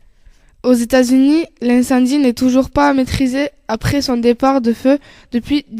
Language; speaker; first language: French; native; French